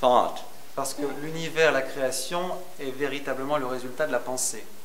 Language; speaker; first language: French; native; French